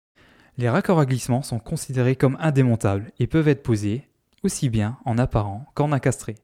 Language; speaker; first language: French; native; French